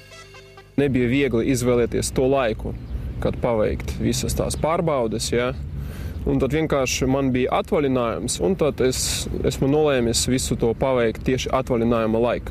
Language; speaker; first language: Latvian; non-native, local second language; Russian